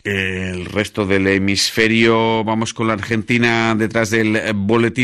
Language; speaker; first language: Spanish; native; Spanish